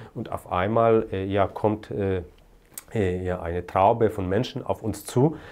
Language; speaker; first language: German; non-native, fluent; Polish